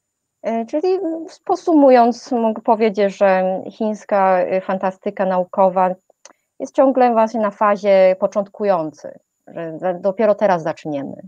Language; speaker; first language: Polish; non-native, fluent; Chinese